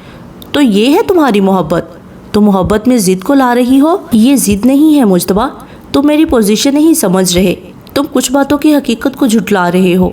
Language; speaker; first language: Urdu; native; Urdu